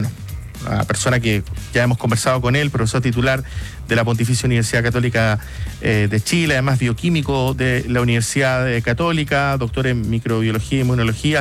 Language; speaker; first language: Spanish; native; Spanish